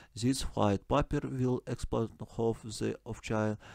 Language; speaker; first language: English; non-native, learner; Russian